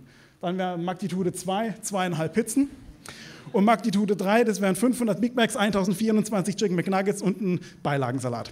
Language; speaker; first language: German; native; German